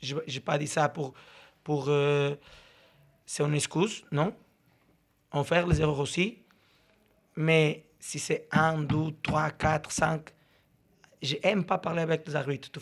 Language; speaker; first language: French; non-native, learner; Portuguese